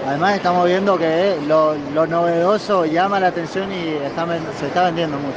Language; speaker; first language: Spanish; native; Spanish